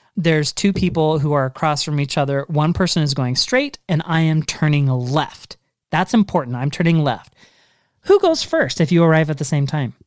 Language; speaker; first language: English; native; English